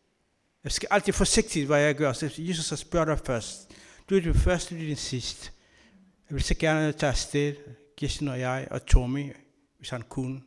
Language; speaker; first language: Danish; non-native, learner; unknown